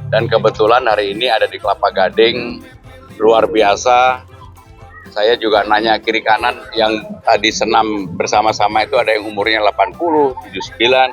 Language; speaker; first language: Indonesian; native; Indonesian